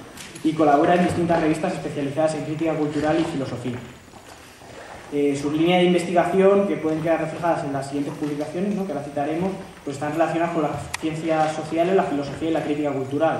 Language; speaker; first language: Spanish; native; Spanish